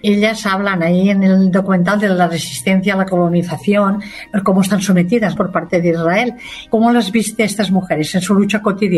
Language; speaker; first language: Spanish; native; Spanish